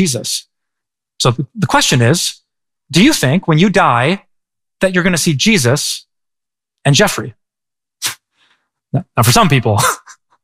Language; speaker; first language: English; native; English